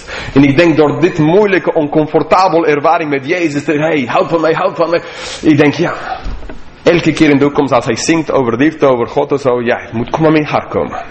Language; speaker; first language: Dutch; non-native, fluent; English